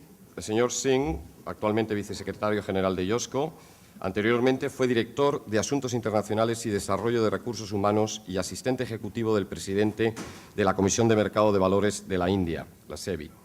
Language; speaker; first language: Spanish; native; Spanish